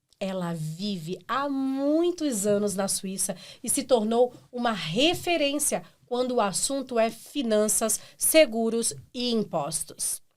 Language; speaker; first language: Portuguese; native; Portuguese